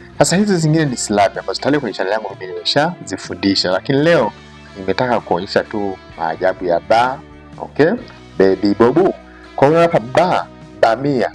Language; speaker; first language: Swahili; native; Swahili